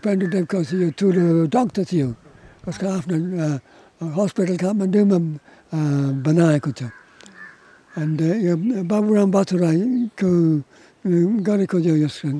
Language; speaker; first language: Nepali; non-native, learner; English